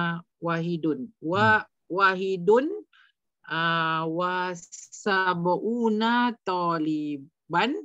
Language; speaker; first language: Arabic; non-native, learner; Malay